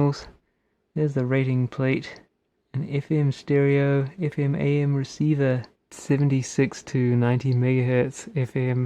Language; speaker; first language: English; native; English